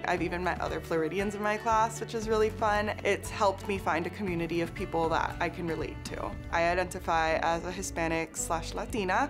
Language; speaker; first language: English; native; English